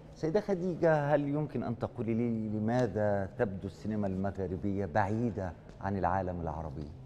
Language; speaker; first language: Arabic; native; Arabic